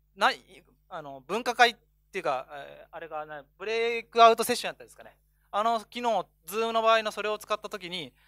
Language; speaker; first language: Japanese; native; Japanese